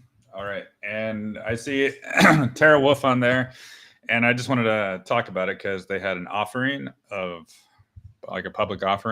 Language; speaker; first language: English; native; English